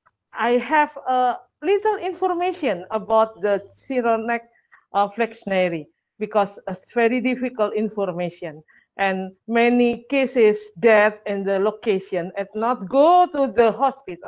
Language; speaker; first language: English; non-native, learner; Indonesian